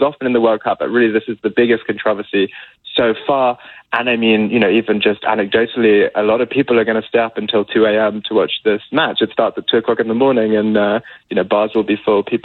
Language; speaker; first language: English; native; English